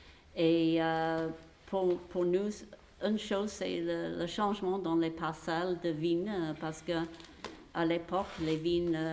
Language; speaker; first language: French; non-native, fluent; English